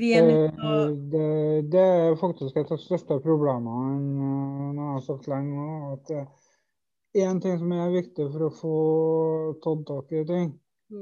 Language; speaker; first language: Norwegian; native; Norwegian